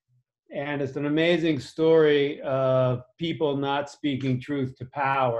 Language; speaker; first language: English; native; English